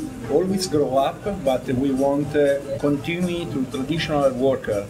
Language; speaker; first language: English; non-native, learner; Italian